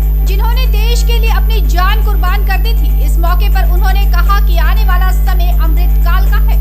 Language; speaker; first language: Hindi; native; Hindi